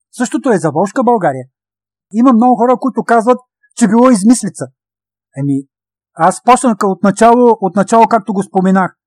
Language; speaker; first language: Bulgarian; native; Bulgarian